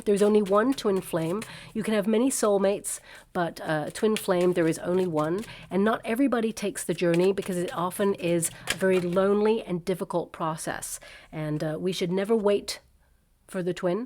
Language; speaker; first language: English; native; English